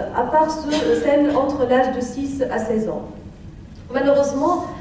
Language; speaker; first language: French; non-native, local second language; Arabic